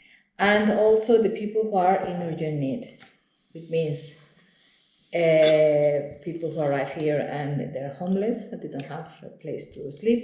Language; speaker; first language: English; non-native, fluent; Spanish